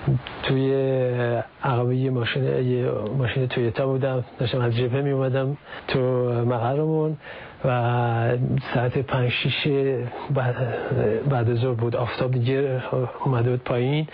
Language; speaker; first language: Persian; native; Persian